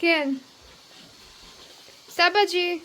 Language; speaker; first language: Hebrew; non-native, learner; Gujarati